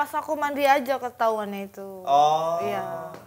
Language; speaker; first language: Indonesian; native; Indonesian